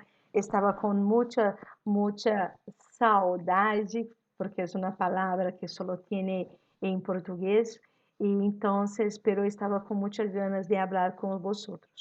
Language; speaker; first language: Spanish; non-native, learner; Portuguese